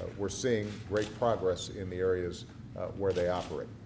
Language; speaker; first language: English; native; English